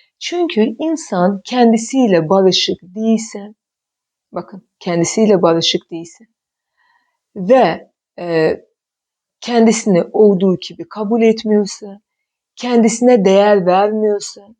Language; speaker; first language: Turkish; non-native, fluent; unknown